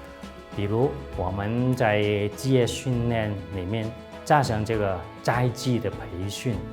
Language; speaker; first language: Chinese; non-native, local second language; Cantonese